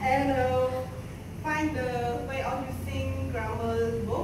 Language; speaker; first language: English; non-native, learner; Khmer